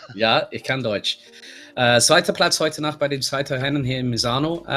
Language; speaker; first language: German; non-native, learner; English